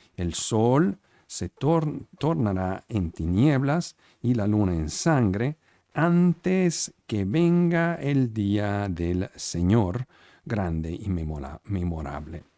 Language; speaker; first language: Spanish; non-native, fluent; Italian